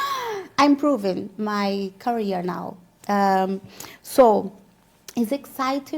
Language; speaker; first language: English; non-native, learner; Portuguese